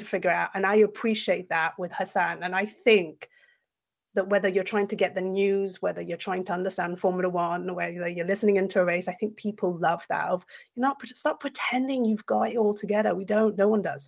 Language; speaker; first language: English; non-native, fluent; French